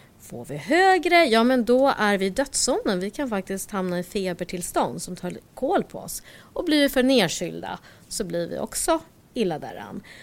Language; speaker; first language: Swedish; early bilingual, other home language; Korean